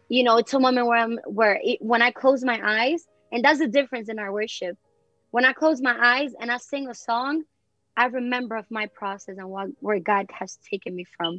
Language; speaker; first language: English; early bilingual, other home language; Spanish